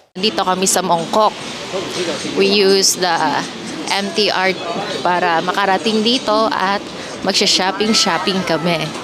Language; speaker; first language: Filipino; native; Filipino